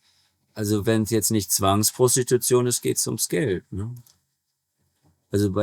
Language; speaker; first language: German; native; German